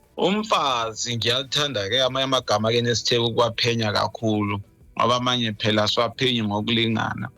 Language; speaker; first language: Zulu; native; Zulu